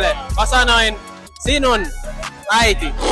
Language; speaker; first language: Finnish; non-native, learner; English